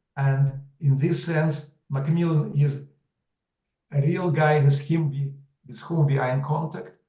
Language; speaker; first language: English; non-native, fluent; Russian